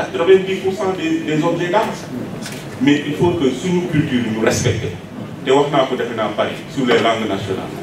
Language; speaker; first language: French; non-native, local second language; Wolof